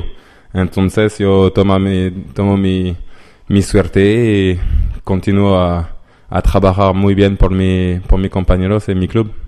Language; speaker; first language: Spanish; non-native, learner; French